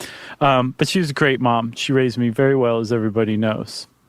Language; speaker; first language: English; native; English